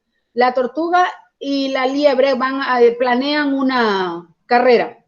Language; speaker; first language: Spanish; native; Spanish